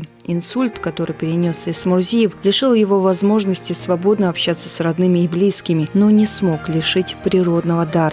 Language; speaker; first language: Russian; native; Russian